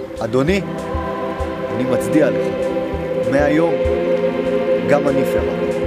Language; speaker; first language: Hebrew; native; Hebrew